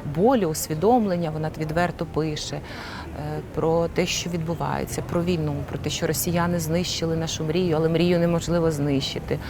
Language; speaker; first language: Ukrainian; non-native, local second language; Russian